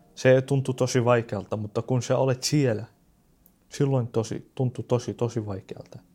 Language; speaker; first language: Finnish; non-native, fluent; Arabic